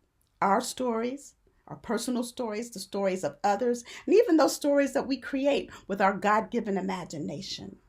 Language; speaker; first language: English; native; English